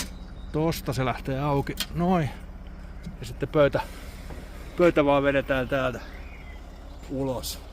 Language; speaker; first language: Finnish; native; Finnish